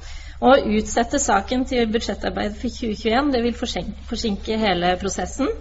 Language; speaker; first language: Norwegian; native; Norwegian